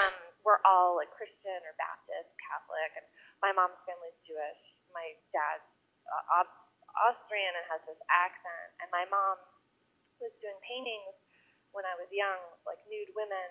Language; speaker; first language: English; native; English